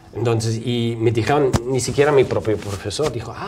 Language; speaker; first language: Spanish; non-native, fluent; German